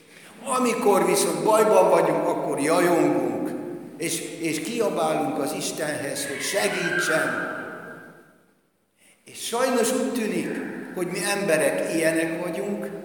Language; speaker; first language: Hungarian; native; Hungarian